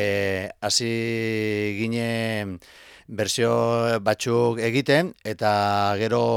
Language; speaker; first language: Basque; non-native, local second language; Spanish